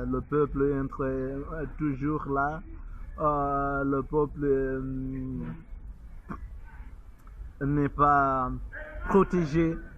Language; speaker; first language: French; non-native, learner; Portuguese